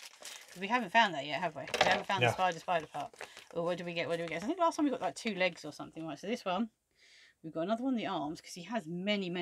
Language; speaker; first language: English; native; English